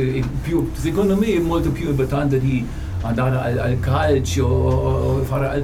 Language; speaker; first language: Italian; non-native, fluent; German